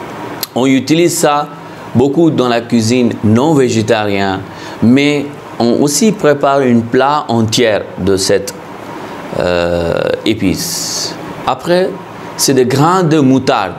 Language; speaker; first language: French; non-native, fluent; Hindi